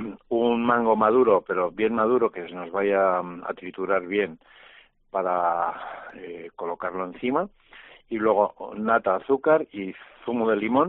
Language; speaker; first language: Spanish; native; Spanish